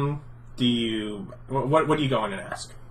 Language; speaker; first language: English; native; English